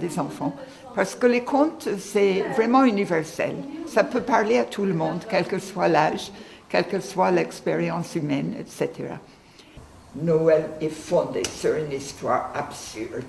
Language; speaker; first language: French; non-native, fluent; English